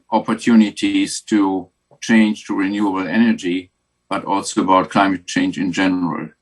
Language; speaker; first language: English; non-native, fluent; German